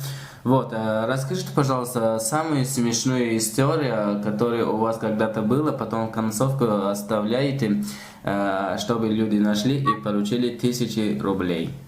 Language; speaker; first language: Russian; non-native, learner; Tajik